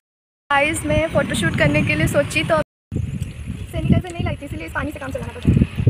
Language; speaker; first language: Hindi; native; Hindi